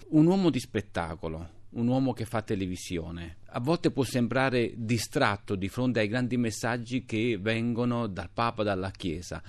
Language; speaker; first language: Italian; native; Italian